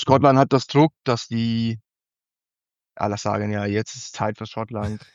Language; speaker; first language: German; non-native, learner; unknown